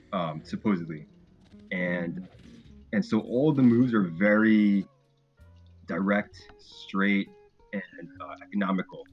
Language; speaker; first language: English; native; English